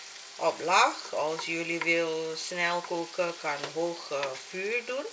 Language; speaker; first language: Dutch; non-native, learner; Malay